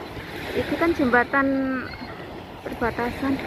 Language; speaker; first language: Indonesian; non-native, local second language; Javanese